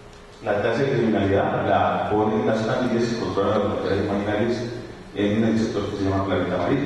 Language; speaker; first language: Spanish; native; Spanish